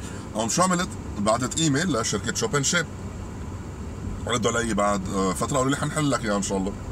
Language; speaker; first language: Arabic; native; Arabic